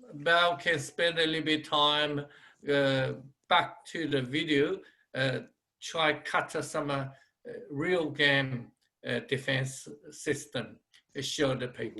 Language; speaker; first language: English; non-native, fluent; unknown